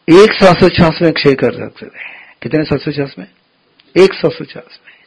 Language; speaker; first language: Hindi; non-native, local second language; Gujarati